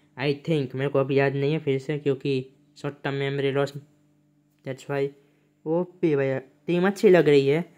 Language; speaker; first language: Hindi; non-native, local second language; Gujarati